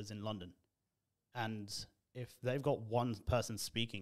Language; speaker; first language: English; native; English